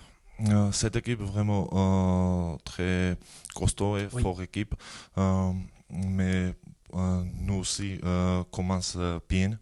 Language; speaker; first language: French; non-native, learner; Georgian